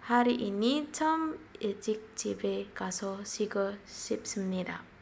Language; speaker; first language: Korean; non-native, learner; Indonesian